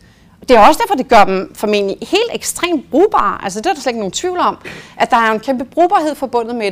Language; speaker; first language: Danish; native; Danish